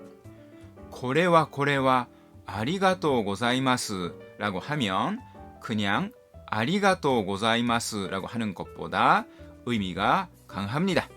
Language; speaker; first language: Korean; non-native, fluent; Japanese